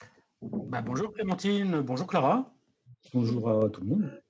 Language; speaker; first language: French; native; French